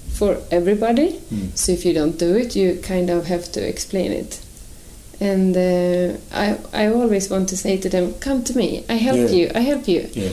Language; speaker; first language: English; non-native, fluent; Swedish